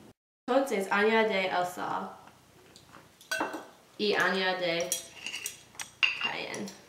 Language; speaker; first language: Spanish; non-native, learner; English